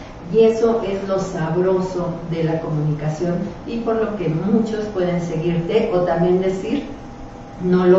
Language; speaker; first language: Spanish; native; Spanish